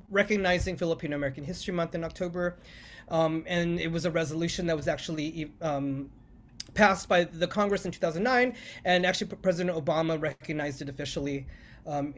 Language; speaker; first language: English; native; English